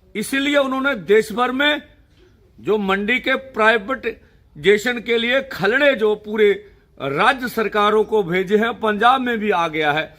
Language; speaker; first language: Hindi; non-native, local second language; Punjabi